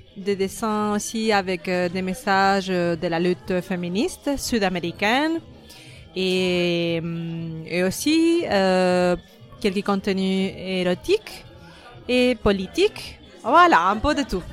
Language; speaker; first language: French; non-native, fluent; Spanish